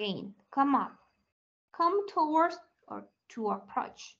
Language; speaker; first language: English; non-native, learner; Spanish